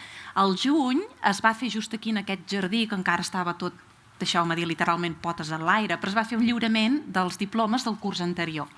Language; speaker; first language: Catalan; native; Catalan